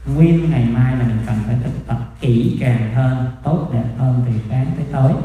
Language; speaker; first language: Vietnamese; native; Vietnamese